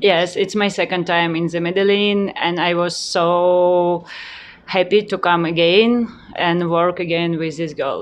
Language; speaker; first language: English; non-native, learner; Ukrainian